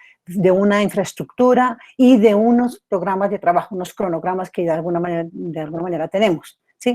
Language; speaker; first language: Spanish; native; Spanish